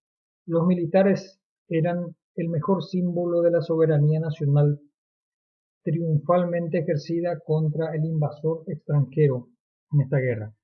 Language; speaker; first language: Spanish; native; Spanish